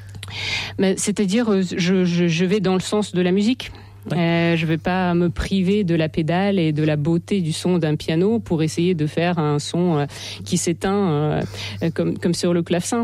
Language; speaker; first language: French; non-native, fluent; Russian